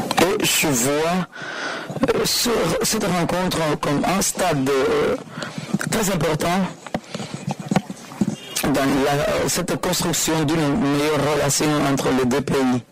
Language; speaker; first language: French; non-native, fluent; Spanish